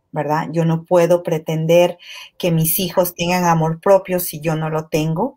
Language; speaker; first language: Spanish; native; Spanish